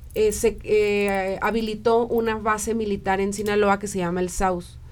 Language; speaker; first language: Spanish; native; Spanish